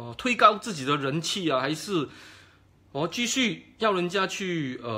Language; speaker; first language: Chinese; native; Chinese